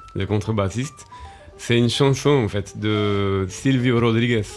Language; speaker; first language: French; early bilingual, other home language; Portuguese